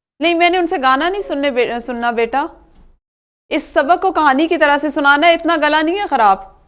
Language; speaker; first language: Urdu; native; Urdu